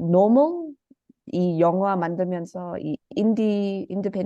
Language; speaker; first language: Korean; early bilingual, heritage; Korean